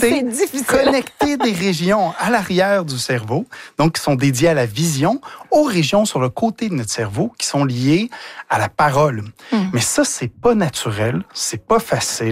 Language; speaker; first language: French; native; French